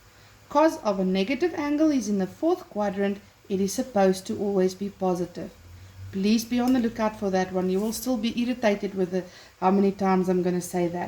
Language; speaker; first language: English; non-native, local second language; Afrikaans